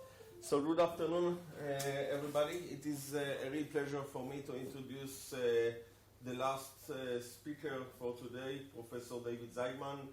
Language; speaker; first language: English; non-native, fluent; Hebrew